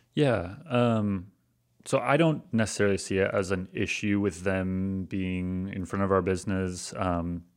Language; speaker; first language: English; native; English